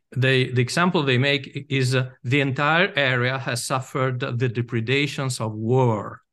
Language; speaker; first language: English; non-native, fluent; Italian